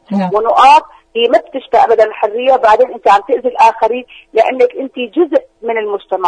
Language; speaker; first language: Arabic; native; Arabic